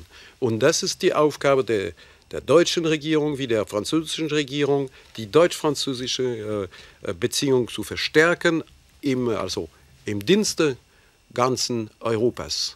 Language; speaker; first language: German; non-native, fluent; French